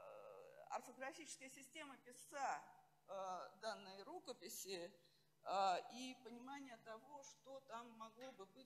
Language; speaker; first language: Russian; native; Russian